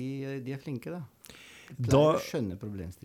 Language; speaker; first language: Norwegian; non-native, fluent; Italian